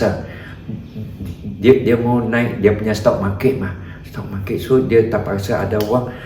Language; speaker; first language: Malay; non-native, local second language; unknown